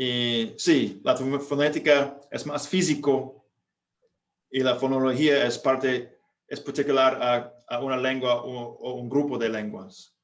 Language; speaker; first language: Spanish; non-native, fluent; English